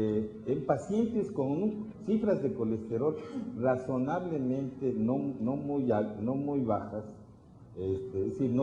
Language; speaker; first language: Spanish; native; Spanish